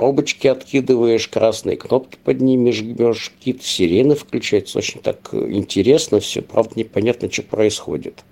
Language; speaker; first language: Russian; native; Russian